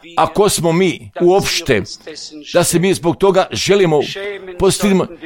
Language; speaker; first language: Croatian; non-native, fluent; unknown